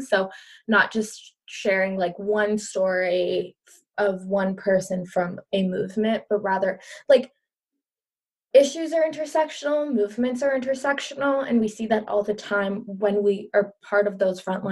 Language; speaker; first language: English; early bilingual, other home language; Urdu